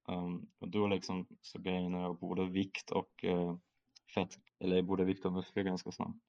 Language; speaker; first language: Swedish; early bilingual, other home language; German